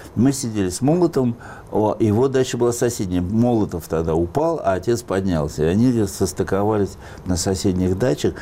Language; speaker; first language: Russian; native; Russian